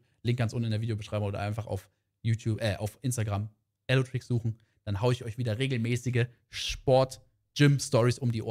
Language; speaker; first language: German; native; German